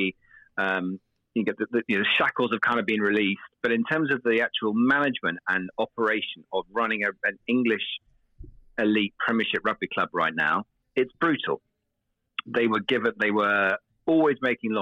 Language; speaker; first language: English; native; English